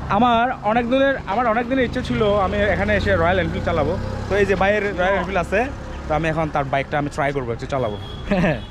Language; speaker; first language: Bangla; native; Bangla